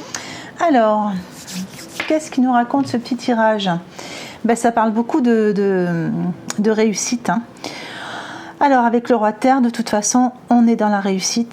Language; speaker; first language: French; native; French